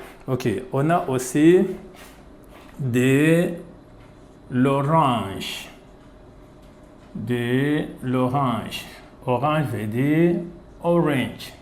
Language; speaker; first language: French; non-native, fluent; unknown